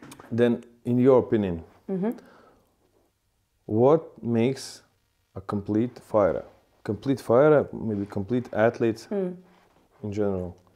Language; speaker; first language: English; non-native, fluent; Lithuanian